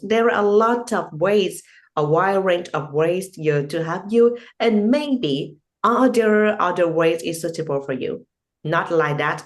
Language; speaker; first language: English; non-native, learner; Vietnamese